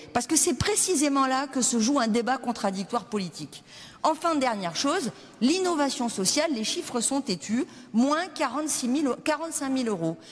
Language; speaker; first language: French; native; French